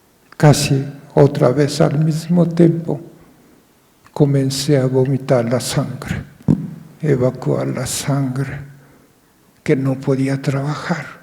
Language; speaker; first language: Spanish; non-native, fluent; Japanese